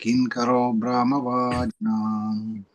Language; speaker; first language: Russian; native; Russian